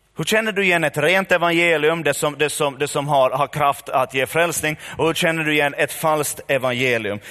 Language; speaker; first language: Swedish; native; Swedish